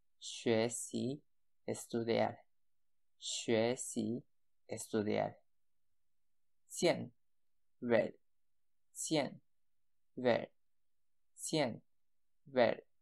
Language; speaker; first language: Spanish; non-native, fluent; Chinese